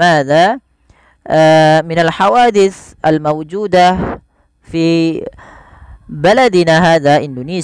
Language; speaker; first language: Arabic; non-native, fluent; Indonesian